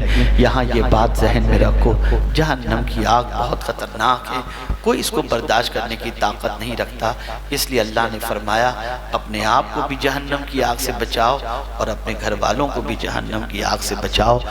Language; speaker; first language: Urdu; native; Urdu